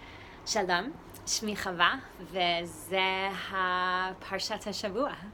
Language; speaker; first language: Hebrew; non-native, learner; English